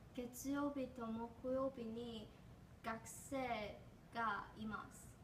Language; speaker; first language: Japanese; non-native, learner; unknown